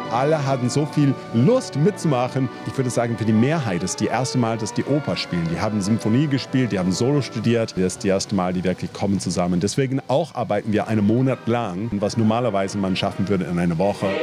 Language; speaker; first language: German; non-native, learner; English